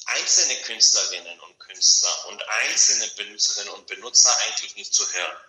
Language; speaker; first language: German; non-native, fluent; Bulgarian